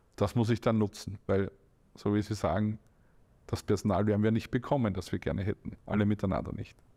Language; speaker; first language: German; native; German